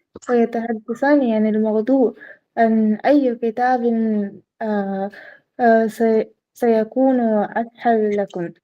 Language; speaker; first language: Arabic; non-native, fluent; Hindi